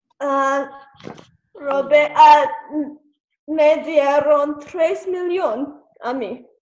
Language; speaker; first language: Spanish; non-native, learner; English